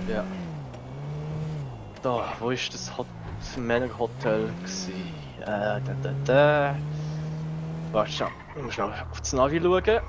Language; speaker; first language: German; native; German